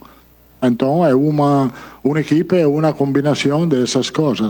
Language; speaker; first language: Portuguese; non-native, fluent; Italian